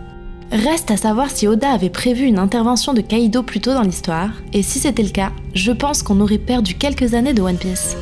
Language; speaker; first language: French; native; French